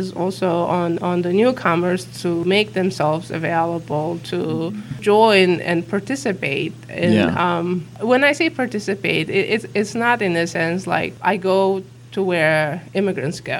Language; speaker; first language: English; non-native, fluent; Uzbek